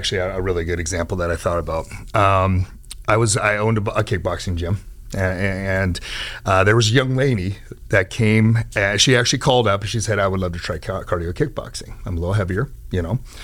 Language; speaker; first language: English; native; English